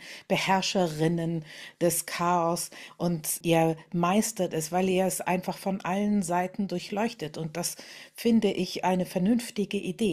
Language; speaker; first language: German; native; German